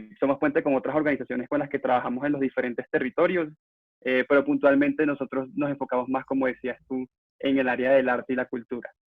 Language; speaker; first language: Spanish; native; Spanish